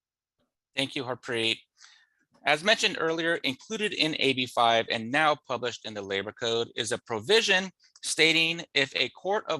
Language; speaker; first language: English; native; English